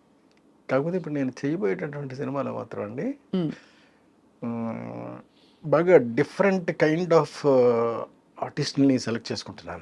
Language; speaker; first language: Telugu; native; Telugu